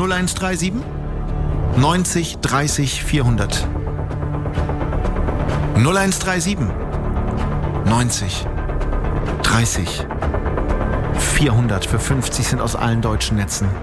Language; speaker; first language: German; native; German